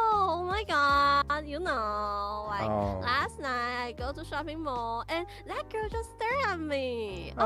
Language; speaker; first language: English; non-native, learner; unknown